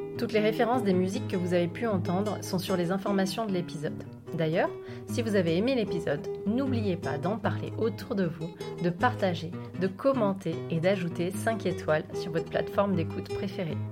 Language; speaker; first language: French; native; French